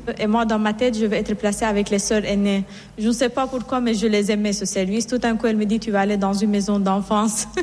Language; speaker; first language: French; non-native, fluent; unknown